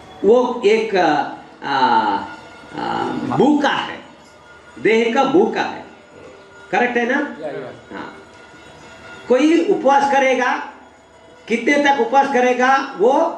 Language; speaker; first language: Hindi; non-native, learner; English